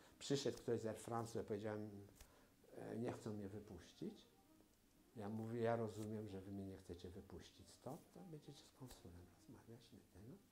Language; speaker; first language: Polish; native; Polish